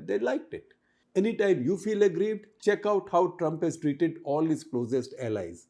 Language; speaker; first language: English; non-native, local second language; Hindi